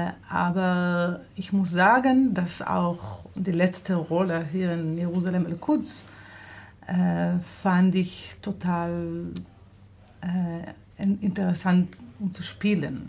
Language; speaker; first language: German; non-native, fluent; Hebrew